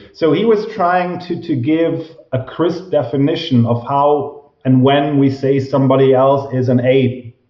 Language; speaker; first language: English; non-native, fluent; German